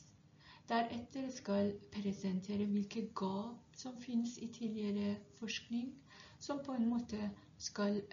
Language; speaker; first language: Norwegian; non-native, fluent; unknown